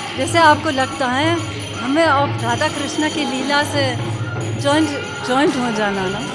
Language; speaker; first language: Hindi; non-native, fluent; German